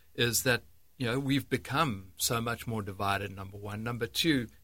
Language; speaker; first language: English; native; English